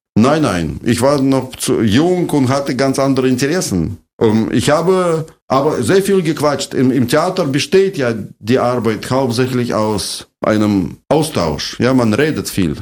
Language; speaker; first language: German; non-native, fluent; Russian